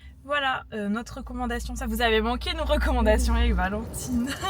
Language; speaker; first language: French; native; French